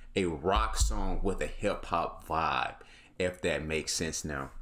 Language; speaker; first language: English; native; English